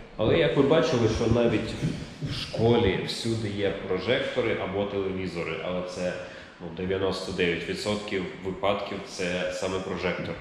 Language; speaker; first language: Ukrainian; native; Ukrainian